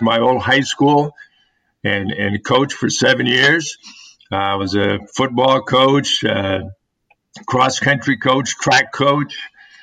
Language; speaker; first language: English; native; English